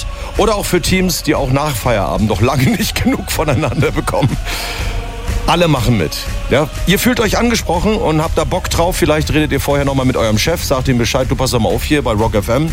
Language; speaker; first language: German; native; German